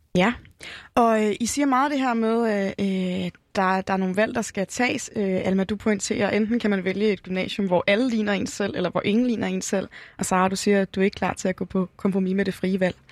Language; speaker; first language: Danish; native; Danish